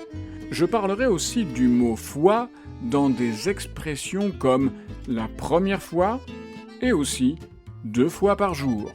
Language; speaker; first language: French; native; French